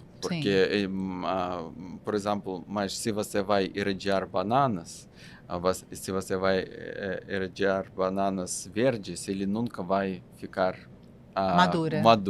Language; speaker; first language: Portuguese; non-native, fluent; Russian